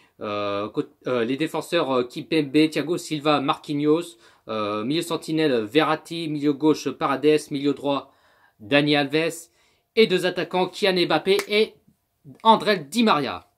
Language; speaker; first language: French; native; French